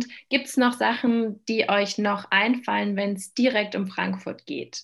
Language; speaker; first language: German; native; German